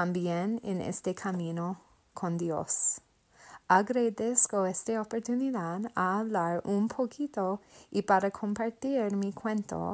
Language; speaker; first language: Spanish; non-native, learner; English